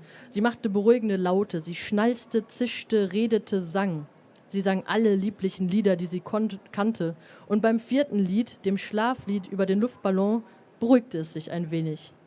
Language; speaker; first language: German; native; German